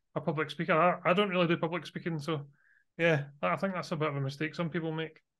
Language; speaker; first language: English; native; English